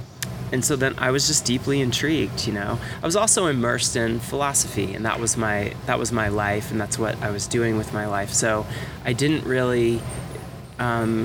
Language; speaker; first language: English; native; English